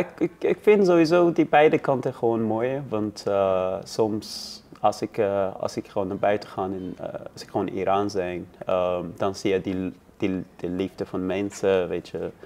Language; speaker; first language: Dutch; non-native, learner; Persian